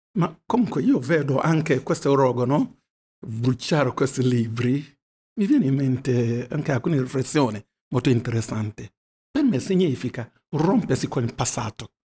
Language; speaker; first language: Italian; non-native, fluent; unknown